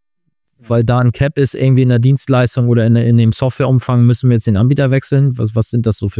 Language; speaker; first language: German; native; German